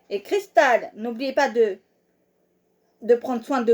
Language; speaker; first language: French; native; French